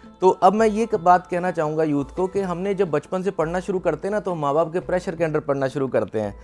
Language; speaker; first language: Hindi; non-native, local second language; Punjabi